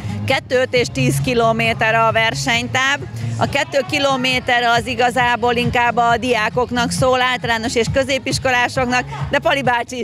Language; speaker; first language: Hungarian; native; Hungarian